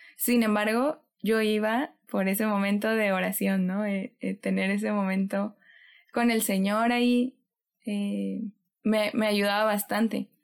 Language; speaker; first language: Spanish; native; Spanish